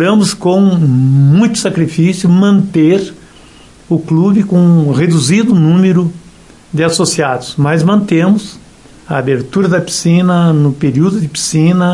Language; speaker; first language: Portuguese; native; Portuguese